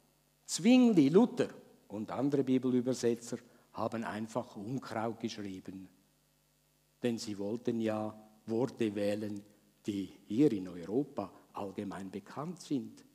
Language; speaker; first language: German; native; German